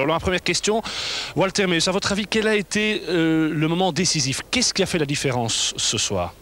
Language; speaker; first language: French; native; French